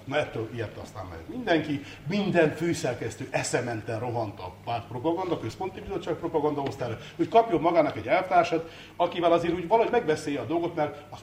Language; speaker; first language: Hungarian; native; Hungarian